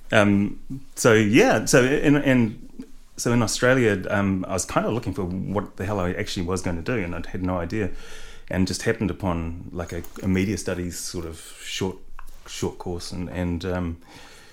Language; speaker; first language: English; native; English